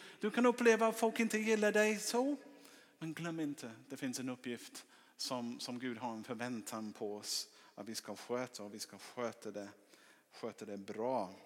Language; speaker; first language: Swedish; non-native, fluent; English